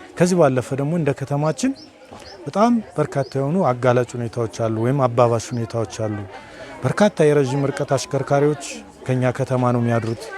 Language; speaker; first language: Amharic; native; Amharic